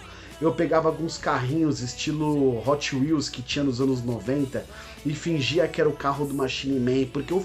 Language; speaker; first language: Portuguese; native; Portuguese